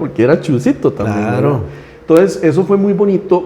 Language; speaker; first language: Spanish; native; Spanish